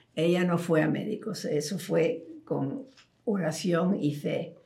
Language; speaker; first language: Spanish; early bilingual, heritage; Spanish